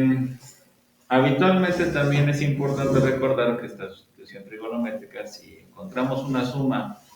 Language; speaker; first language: Spanish; native; Spanish